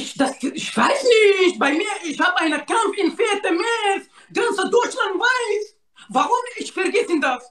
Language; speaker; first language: German; non-native, learner; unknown